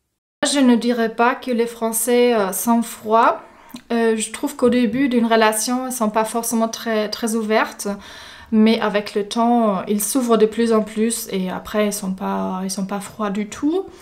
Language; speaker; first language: French; non-native, fluent; German